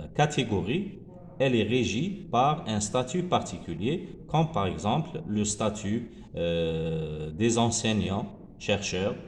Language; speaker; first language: French; non-native, local second language; Arabic